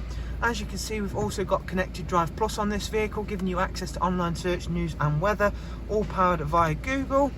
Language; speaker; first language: English; native; English